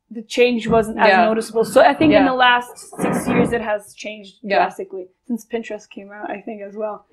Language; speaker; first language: English; non-native, fluent; Spanish